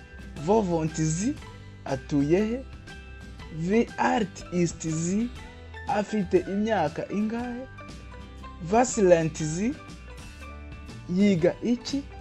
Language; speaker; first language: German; non-native, fluent; Kinyarwanda